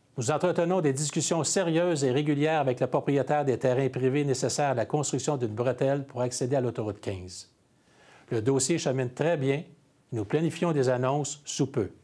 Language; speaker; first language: French; native; French